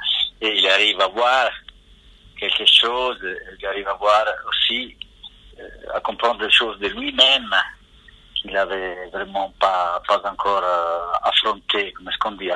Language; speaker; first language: French; non-native, fluent; Italian